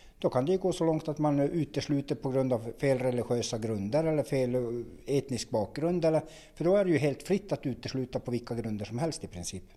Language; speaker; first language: Swedish; native; Swedish